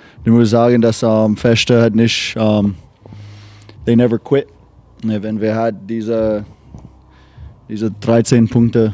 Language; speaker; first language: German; non-native, learner; English